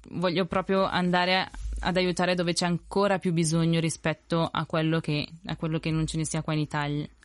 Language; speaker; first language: Italian; early bilingual, other home language; Spanish